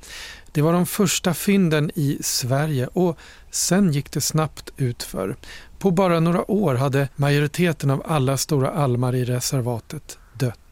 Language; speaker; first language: Swedish; native; Swedish